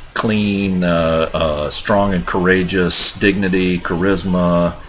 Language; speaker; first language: English; native; English